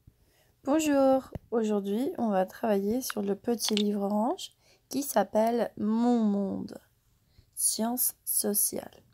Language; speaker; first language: French; non-native, fluent; English